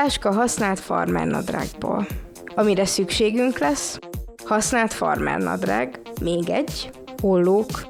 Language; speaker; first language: Hungarian; native; Hungarian